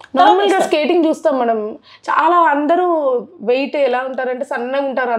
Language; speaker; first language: Telugu; native; Telugu